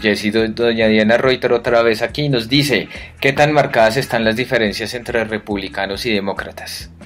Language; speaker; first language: Spanish; native; Spanish